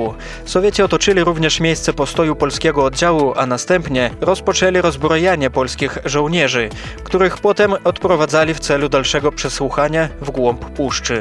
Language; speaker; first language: Polish; native; Polish